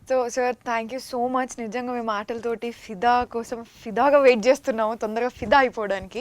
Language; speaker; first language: Telugu; native; Telugu